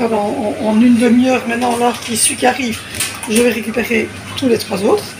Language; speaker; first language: French; native; French